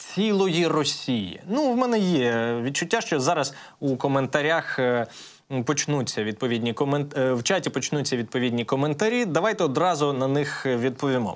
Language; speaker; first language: Ukrainian; native; Ukrainian